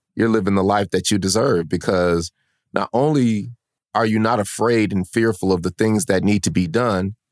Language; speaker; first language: English; native; English